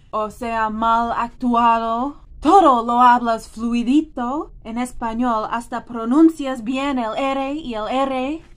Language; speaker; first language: Spanish; non-native, fluent; English